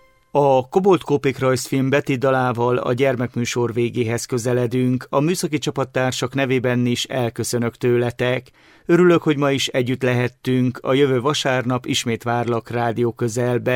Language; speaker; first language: Hungarian; native; Hungarian